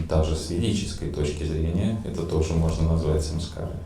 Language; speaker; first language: Russian; native; Russian